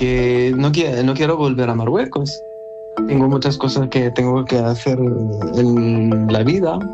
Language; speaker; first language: Spanish; non-native, learner; Arabic